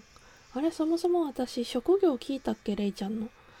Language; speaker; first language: Japanese; native; Japanese